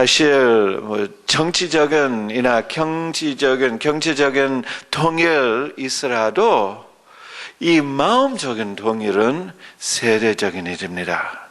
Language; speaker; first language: Korean; early bilingual, other home language; English